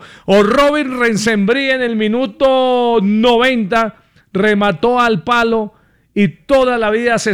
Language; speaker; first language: Spanish; native; Spanish